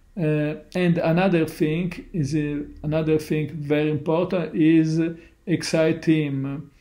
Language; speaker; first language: English; non-native, learner; Italian